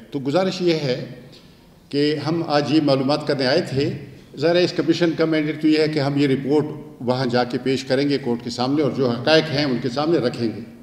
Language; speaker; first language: Urdu; non-native, local second language; Pashto